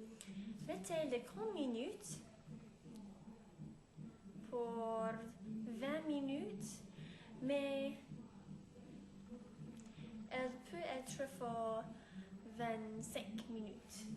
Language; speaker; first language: French; non-native, learner; English